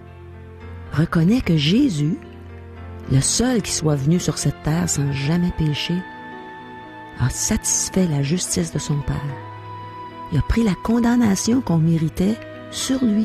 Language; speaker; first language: French; native; French